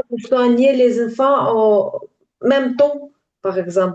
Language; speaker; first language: French; non-native, learner; Ukrainian